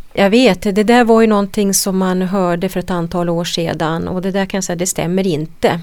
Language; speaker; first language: Swedish; native; Swedish